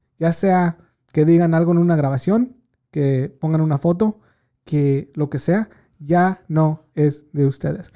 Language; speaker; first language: Spanish; early bilingual, heritage; Spanish